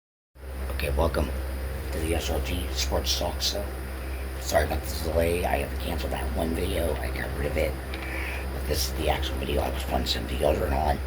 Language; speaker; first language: English; native; English